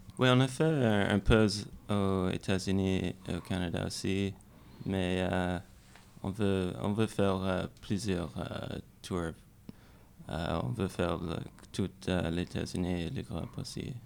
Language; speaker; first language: French; non-native, learner; English